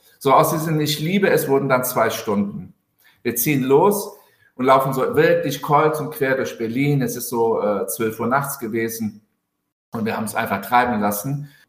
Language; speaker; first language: German; early bilingual, other home language; Turkish